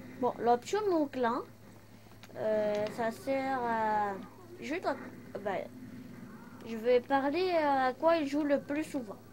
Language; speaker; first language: French; non-native, local second language; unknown